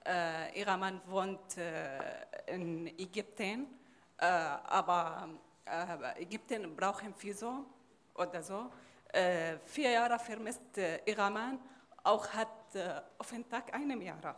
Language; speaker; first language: German; non-native, learner; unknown